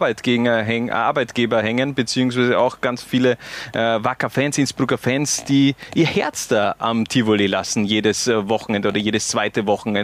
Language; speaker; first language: German; native; German